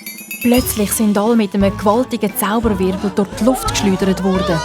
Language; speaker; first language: German; native; German